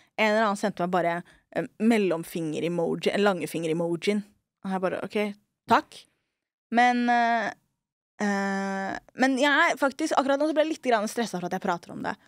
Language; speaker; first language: Norwegian; early bilingual, other home language; Somali